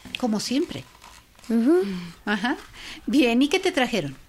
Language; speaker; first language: Spanish; native; Spanish